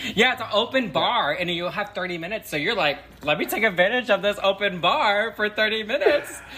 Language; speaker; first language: English; native; English